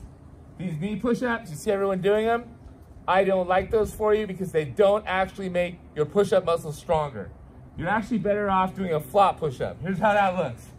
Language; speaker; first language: English; native; English